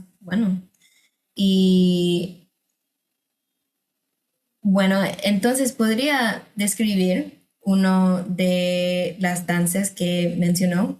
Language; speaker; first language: Spanish; non-native, fluent; English